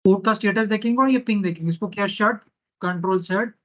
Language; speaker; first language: Hindi; non-native, local second language; Marathi